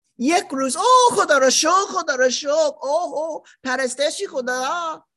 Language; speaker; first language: Persian; non-native, learner; German